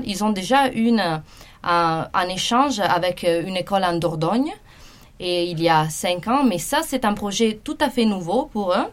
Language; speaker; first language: French; non-native, fluent; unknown